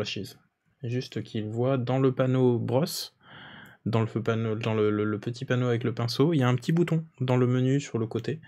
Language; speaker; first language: French; native; French